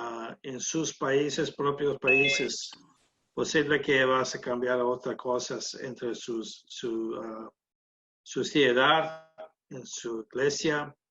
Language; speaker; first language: Spanish; non-native, learner; English